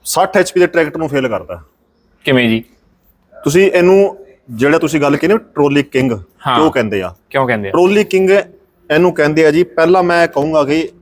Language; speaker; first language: Punjabi; non-native, local second language; Haryanvi